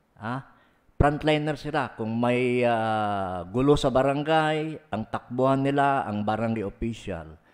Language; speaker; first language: Filipino; non-native, local second language; Pangasinan